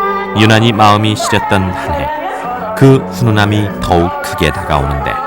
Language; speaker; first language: Korean; native; Korean